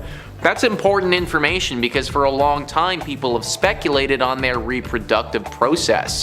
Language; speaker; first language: English; native; English